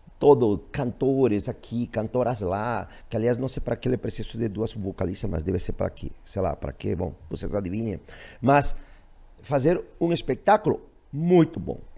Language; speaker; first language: Portuguese; non-native, fluent; Spanish